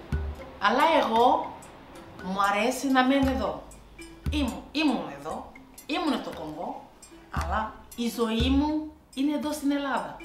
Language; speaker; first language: Greek; non-native, learner; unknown